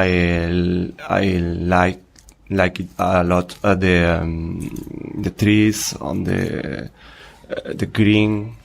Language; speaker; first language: English; non-native, learner; Spanish